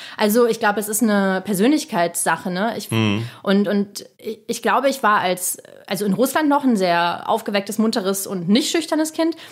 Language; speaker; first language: German; early bilingual, other home language; Russian